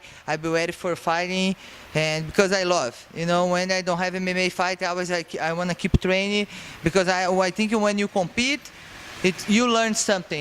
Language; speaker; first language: English; non-native, learner; Portuguese